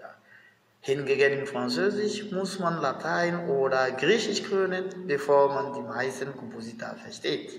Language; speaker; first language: German; non-native, fluent; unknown